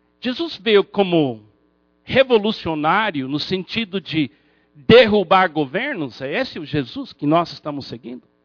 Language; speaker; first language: Portuguese; non-native, fluent; English